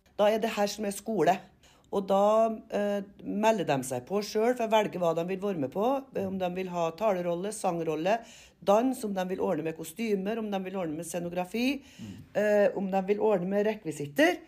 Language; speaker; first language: Norwegian; native; Norwegian